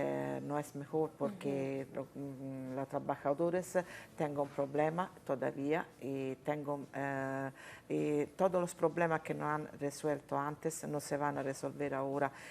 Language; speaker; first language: Spanish; non-native, fluent; Italian